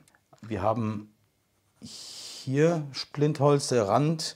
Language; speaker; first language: German; native; German